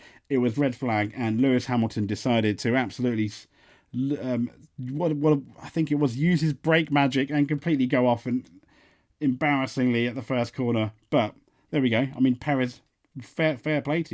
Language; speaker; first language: English; native; English